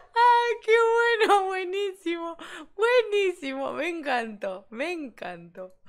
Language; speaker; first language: Spanish; native; Spanish